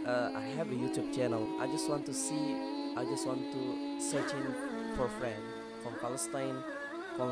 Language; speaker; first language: English; non-native, learner; Indonesian